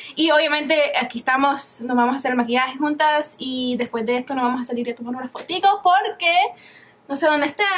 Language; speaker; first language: Spanish; early bilingual, heritage; Spanish